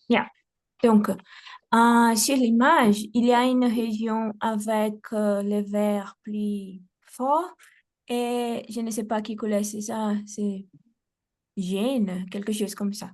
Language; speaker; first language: French; non-native, fluent; Portuguese